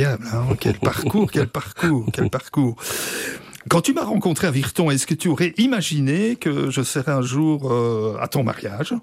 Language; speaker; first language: French; native; French